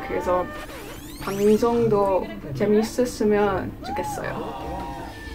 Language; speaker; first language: Korean; non-native, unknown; Dutch